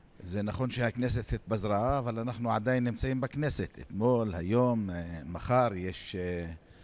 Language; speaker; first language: Hebrew; non-native, local second language; Arabic